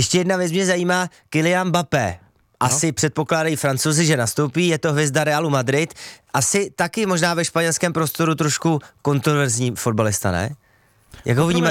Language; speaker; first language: Czech; native; Czech